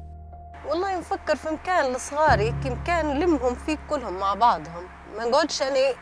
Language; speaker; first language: Arabic; native; Arabic